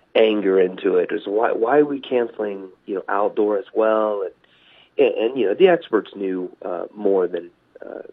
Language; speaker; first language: English; native; English